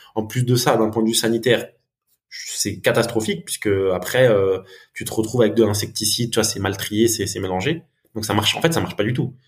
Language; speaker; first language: French; native; French